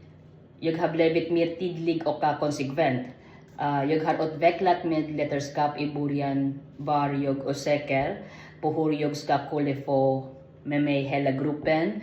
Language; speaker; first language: Swedish; non-native, learner; Filipino